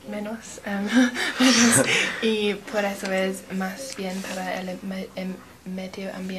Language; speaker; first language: Spanish; non-native, learner; English